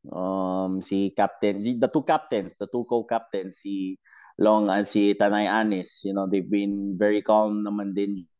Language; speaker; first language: English; non-native, local second language; Cebuano